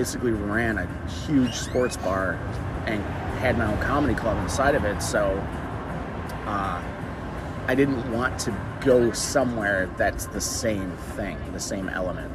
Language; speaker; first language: English; native; English